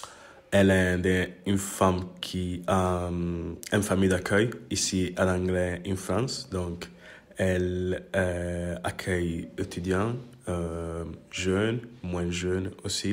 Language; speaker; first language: French; non-native, learner; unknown